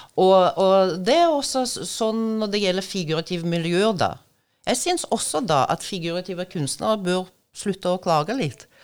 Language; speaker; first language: Norwegian; non-native, fluent; Russian